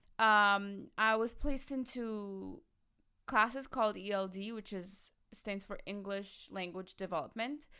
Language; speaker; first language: English; early bilingual, other home language; Arabic